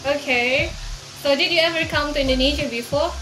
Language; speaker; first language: English; non-native, learner; Indonesian